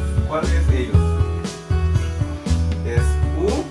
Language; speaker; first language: Spanish; non-native, local second language; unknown